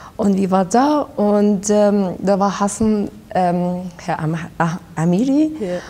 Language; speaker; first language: German; early bilingual, other home language; Persian